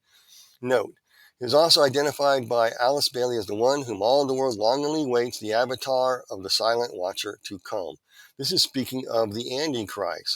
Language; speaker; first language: English; native; English